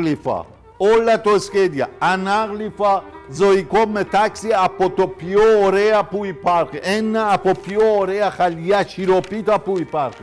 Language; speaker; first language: Greek; non-native, fluent; Persian